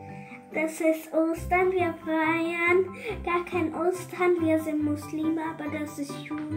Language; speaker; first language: German; early bilingual, other home language; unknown